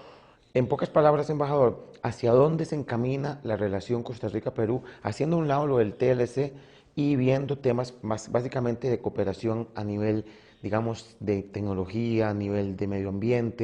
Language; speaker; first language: Spanish; native; Spanish